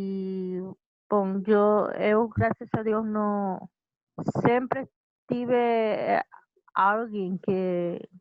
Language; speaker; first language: Portuguese; non-native, learner; Spanish